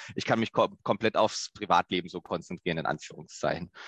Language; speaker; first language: German; native; German